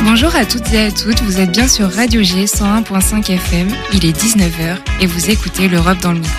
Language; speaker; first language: French; native; French